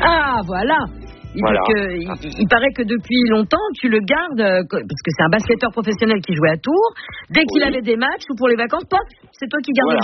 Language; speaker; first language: French; native; French